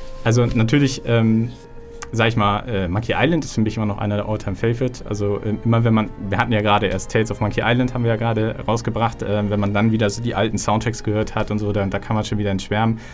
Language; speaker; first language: German; native; German